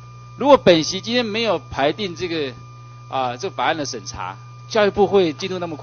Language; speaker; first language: Chinese; native; Chinese